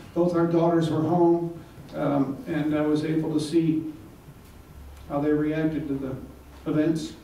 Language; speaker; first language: English; native; English